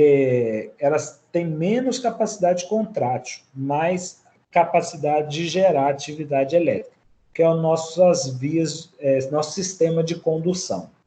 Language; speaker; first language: Portuguese; native; Portuguese